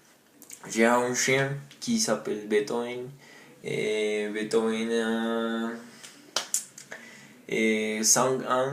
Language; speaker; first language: French; non-native, learner; Spanish